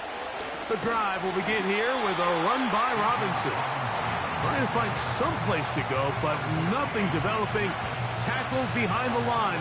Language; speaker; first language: English; native; English